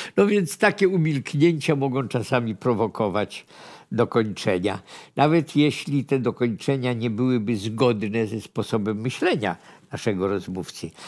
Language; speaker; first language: Polish; native; Polish